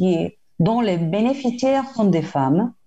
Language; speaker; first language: French; non-native, fluent; Spanish